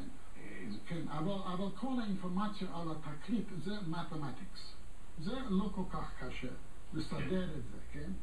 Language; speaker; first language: Hebrew; non-native, fluent; English